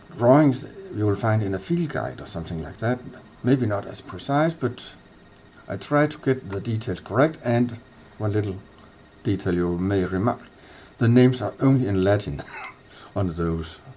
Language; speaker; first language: English; non-native, fluent; Danish